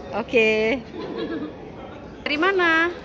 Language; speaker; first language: Indonesian; native; Indonesian